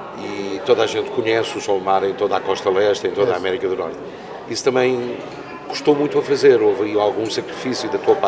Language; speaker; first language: Portuguese; native; Portuguese